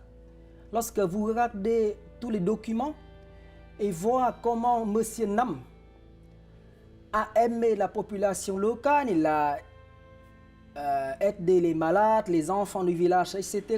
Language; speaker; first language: French; non-native, fluent; Vietnamese